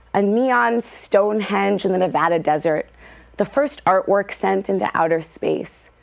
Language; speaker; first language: English; native; English